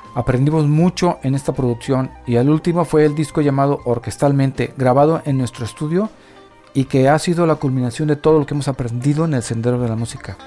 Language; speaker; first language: Spanish; native; Spanish